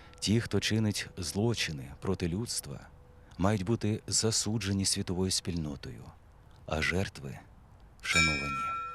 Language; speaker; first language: Ukrainian; native; Ukrainian